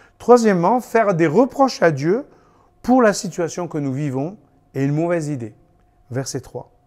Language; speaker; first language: French; native; French